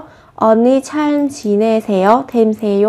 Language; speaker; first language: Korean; non-native, fluent; Vietnamese